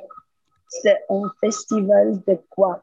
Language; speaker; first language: French; non-native, learner; Spanish